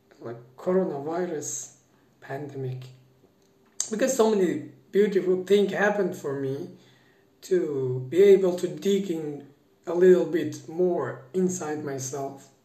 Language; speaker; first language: English; non-native, fluent; Persian